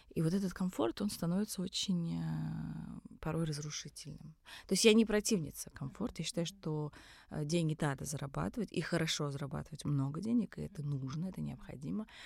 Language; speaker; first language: Russian; early bilingual, other home language; Tajik